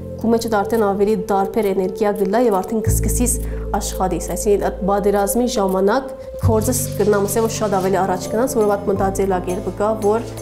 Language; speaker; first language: Armenian; early bilingual, heritage; Armenian